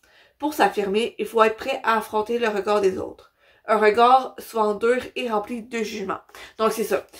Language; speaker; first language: French; native; French